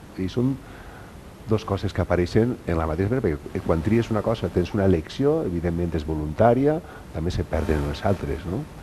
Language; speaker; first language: Catalan; native; Catalan